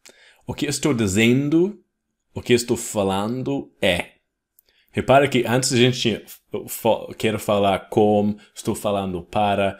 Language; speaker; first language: Portuguese; non-native, fluent; English